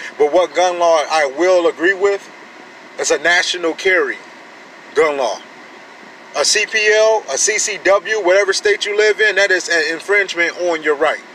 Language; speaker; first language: English; native; English